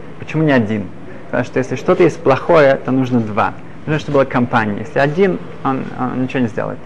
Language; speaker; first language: Russian; early bilingual, other home language; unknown